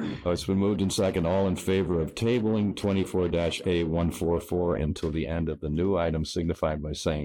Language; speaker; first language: English; native; English